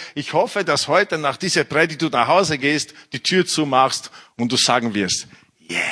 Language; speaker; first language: German; non-native, fluent; Italian